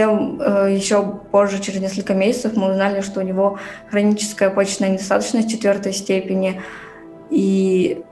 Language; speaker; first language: Russian; native; Russian